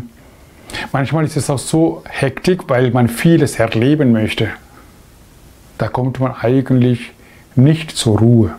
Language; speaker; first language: German; non-native, fluent; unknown